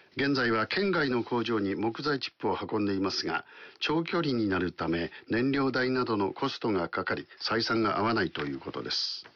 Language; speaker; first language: Japanese; native; Japanese